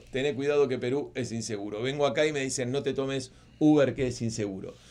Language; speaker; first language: Spanish; native; Spanish